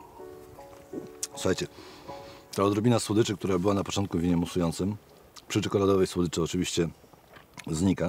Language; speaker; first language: Polish; native; Polish